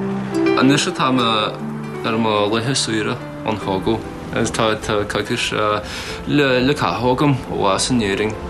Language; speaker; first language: Irish; non-native, fluent; English